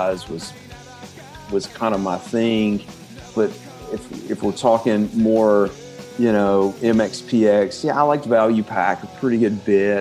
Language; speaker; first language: English; native; English